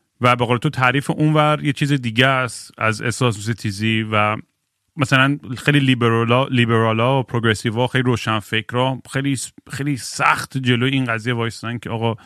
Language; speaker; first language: Persian; native; Persian